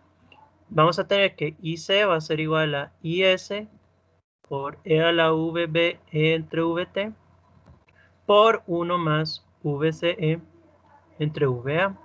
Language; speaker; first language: Spanish; native; Spanish